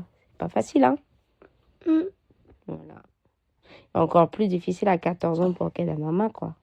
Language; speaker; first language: French; non-native, fluent; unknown